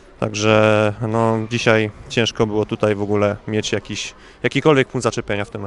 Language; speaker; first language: Polish; native; Polish